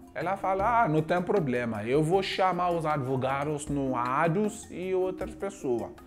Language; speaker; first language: Portuguese; non-native, learner; Yoruba